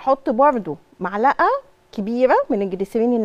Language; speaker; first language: Arabic; native; Arabic